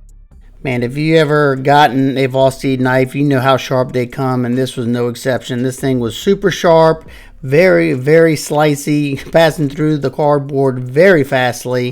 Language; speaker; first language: English; native; English